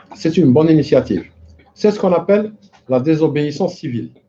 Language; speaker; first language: French; non-native, local second language; Arabic